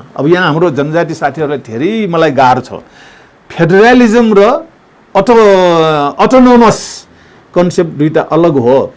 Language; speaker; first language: Nepali; non-native, local second language; Newari